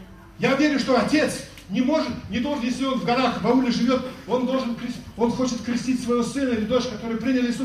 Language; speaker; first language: Russian; native; Russian